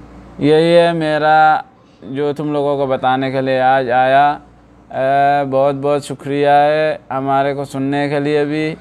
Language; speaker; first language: Hindi; non-native, fluent; Oromo